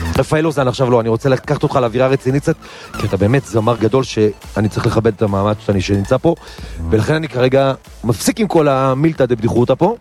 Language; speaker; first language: Hebrew; native; Hebrew